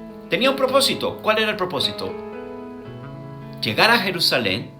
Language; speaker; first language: Spanish; native; Spanish